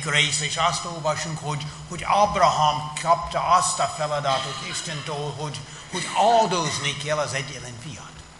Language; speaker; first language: Hungarian; non-native, fluent; English